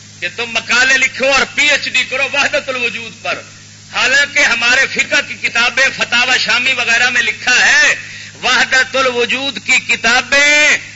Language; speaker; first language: Urdu; non-native, local second language; Punjabi